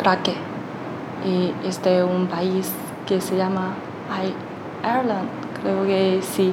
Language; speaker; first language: Spanish; non-native, learner; Chinese